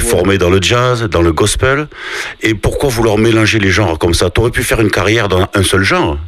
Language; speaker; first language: French; native; French